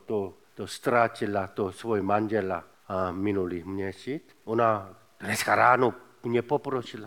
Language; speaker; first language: Czech; non-native, fluent; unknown